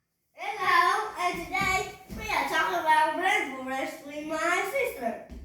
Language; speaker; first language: English; non-native, learner; Vietnamese